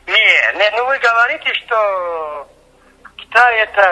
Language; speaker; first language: Russian; non-native, fluent; Tajik